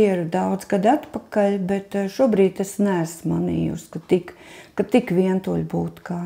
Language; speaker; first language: Latvian; native; Latvian